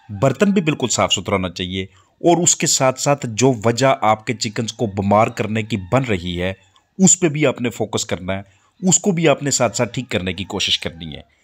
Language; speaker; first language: Urdu; non-native, local second language; Punjabi